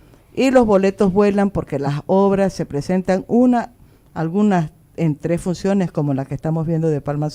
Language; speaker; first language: Spanish; native; Spanish